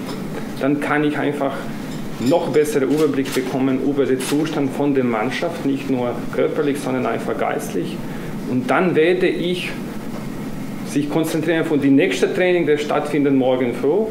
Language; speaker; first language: German; non-native, fluent; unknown